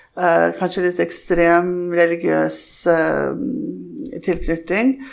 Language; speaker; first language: Norwegian; early bilingual, heritage; Norwegian